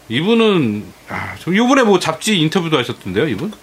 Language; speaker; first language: Korean; native; Korean